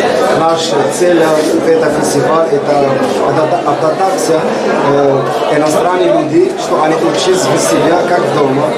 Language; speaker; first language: Russian; non-native, learner; Arabic